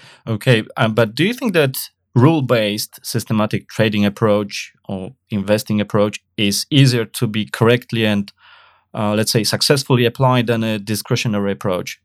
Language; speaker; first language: English; non-native, fluent; Polish